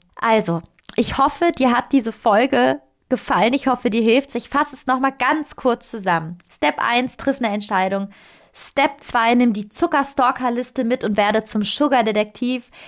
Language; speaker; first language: German; non-native, fluent; Italian